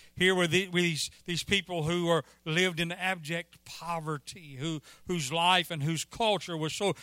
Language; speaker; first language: English; native; English